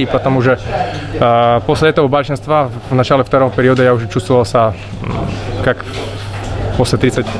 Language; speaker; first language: Russian; non-native, learner; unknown